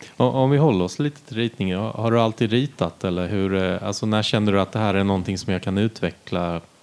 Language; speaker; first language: Swedish; native; Swedish